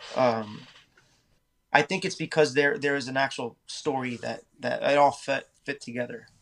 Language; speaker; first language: English; native; English